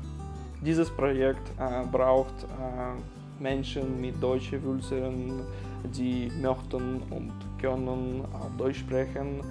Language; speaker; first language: German; non-native, learner; Russian